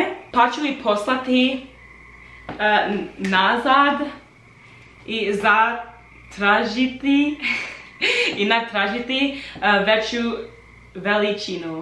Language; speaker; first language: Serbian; non-native, learner; English